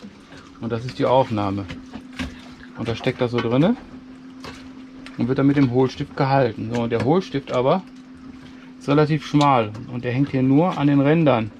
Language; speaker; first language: German; native; German